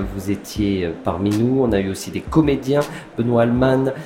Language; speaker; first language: French; native; French